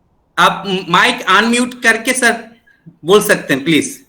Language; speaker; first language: Hindi; non-native, local second language; Bangla